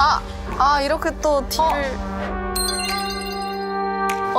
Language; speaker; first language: Korean; native; Korean